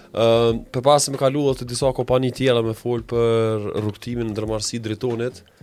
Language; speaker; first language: Albanian; native; Albanian